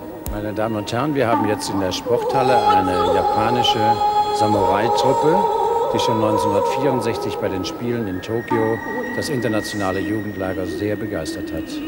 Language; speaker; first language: German; native; German